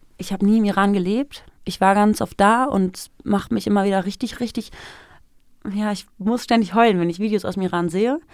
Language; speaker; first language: German; early bilingual, other home language; Persian